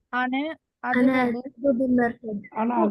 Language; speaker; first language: Arabic; non-native, learner; Tamil